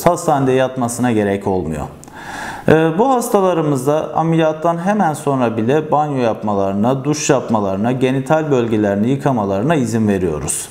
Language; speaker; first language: Turkish; native; Turkish